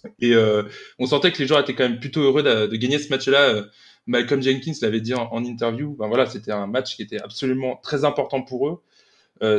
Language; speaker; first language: French; native; French